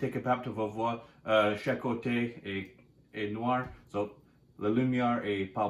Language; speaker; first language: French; non-native, learner; English